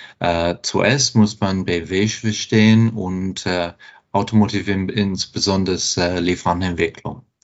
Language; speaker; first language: German; non-native, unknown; English